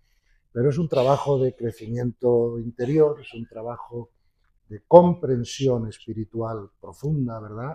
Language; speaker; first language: Spanish; native; Spanish